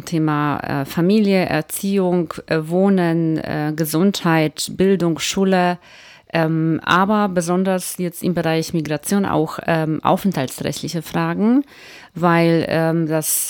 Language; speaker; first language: German; native; German